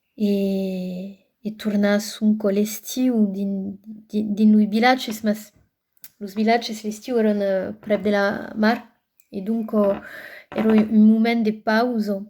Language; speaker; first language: Occitan; non-native, local second language; French